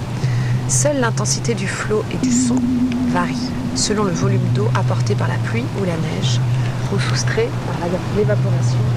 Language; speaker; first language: French; native; French